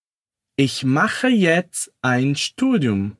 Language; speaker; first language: German; non-native, fluent; Portuguese